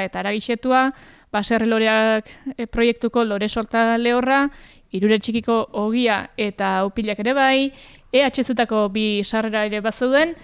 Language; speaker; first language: Basque; native; Basque